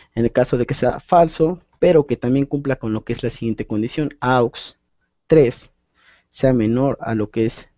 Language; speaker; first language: Spanish; native; Spanish